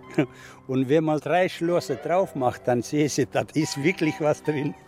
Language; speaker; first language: German; non-native, fluent; Russian